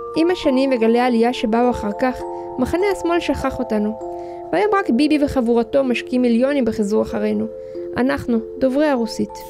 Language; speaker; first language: Hebrew; early bilingual, other home language; Russian